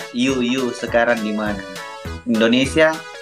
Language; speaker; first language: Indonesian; non-native, local second language; Buginese